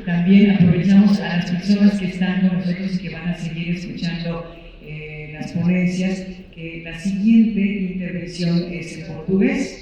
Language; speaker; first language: Spanish; native; Spanish